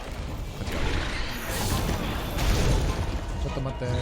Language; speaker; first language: Japanese; non-native, learner; German